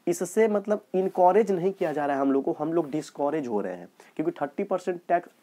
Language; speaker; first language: Hindi; native; Hindi